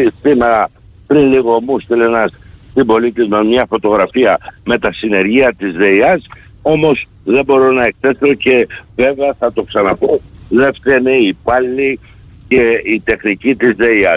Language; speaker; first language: Greek; native; Greek